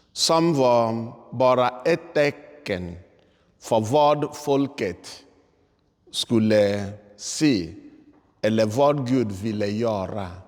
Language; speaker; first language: Swedish; non-native, fluent; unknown